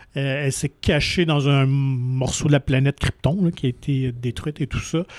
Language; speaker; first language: French; native; French